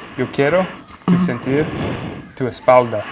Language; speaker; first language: Spanish; non-native, learner; English